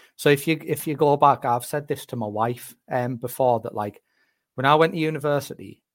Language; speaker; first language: English; native; English